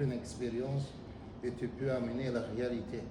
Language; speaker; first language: French; non-native, fluent; Arabic